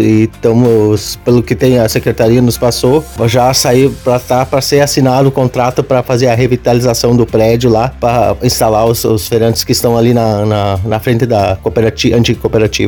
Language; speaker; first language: Portuguese; native; Portuguese